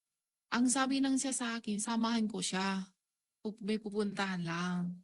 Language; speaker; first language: Filipino; non-native, learner; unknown